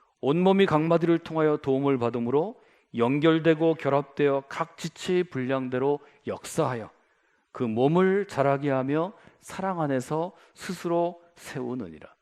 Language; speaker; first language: Korean; native; Korean